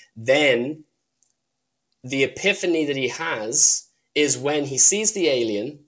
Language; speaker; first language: English; native; English